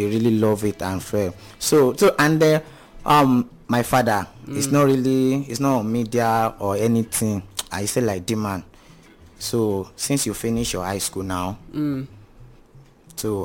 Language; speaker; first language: English; non-native, local second language; Yoruba